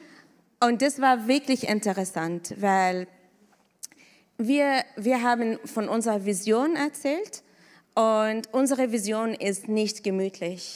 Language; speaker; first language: German; non-native, fluent; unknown